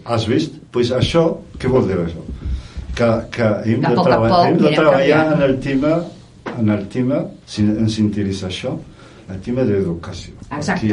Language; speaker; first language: Catalan; non-native, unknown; Riffian